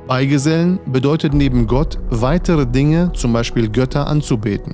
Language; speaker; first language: German; native; German